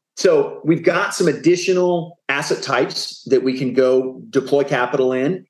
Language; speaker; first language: English; native; English